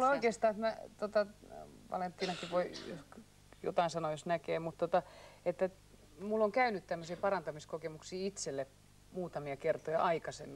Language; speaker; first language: Finnish; native; Finnish